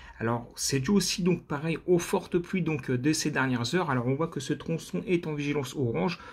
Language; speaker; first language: French; native; French